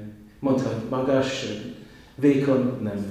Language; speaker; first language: Hungarian; non-native, learner; English